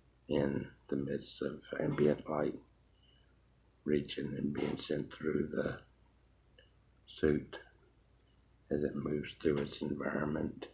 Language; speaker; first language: English; native; English